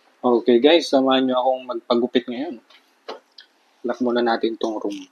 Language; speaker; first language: Filipino; native; Filipino